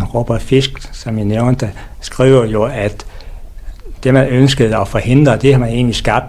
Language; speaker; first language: Danish; native; Danish